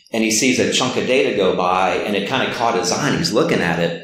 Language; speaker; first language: English; native; English